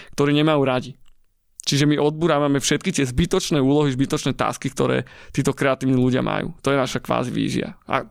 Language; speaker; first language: Slovak; native; Slovak